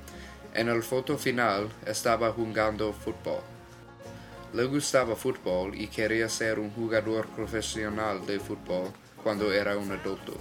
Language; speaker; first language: Spanish; non-native, learner; English